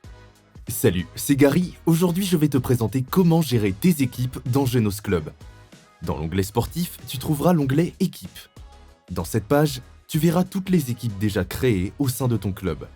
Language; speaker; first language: French; native; French